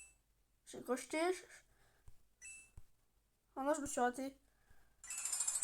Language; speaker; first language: French; native; French